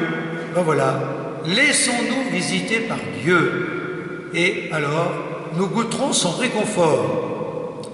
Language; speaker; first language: French; native; French